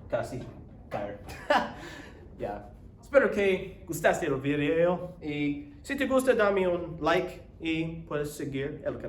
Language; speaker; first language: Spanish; non-native, learner; English